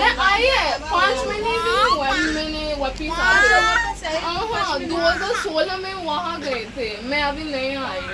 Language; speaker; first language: Hindi; early bilingual, other home language; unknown